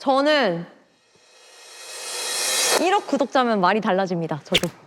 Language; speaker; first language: Korean; native; Korean